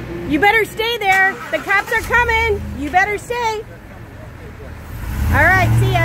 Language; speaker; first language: English; early bilingual, other home language; Spanish